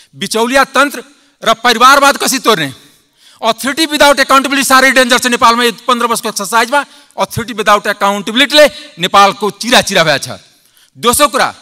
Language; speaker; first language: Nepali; non-native, local second language; Maithili